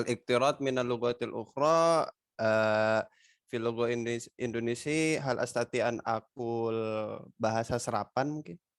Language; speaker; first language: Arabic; non-native, learner; Indonesian